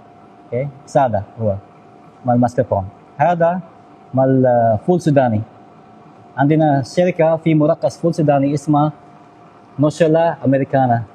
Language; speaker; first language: Arabic; non-native, learner; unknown